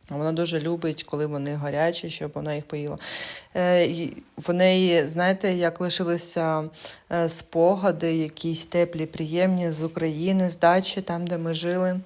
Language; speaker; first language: Ukrainian; non-native, local second language; Russian